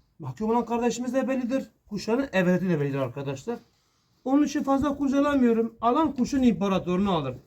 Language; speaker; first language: Turkish; native; Turkish